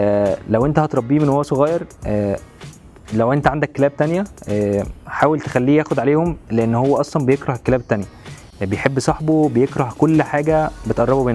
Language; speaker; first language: Arabic; native; Arabic